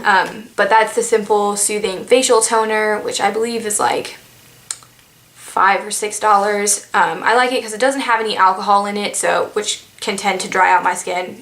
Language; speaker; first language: English; native; English